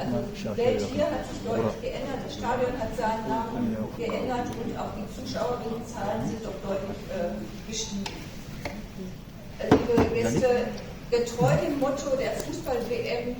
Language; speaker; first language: German; native; German